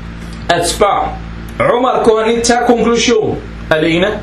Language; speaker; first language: Danish; non-native, fluent; Arabic